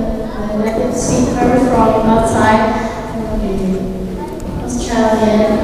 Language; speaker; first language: English; non-native, learner; Indonesian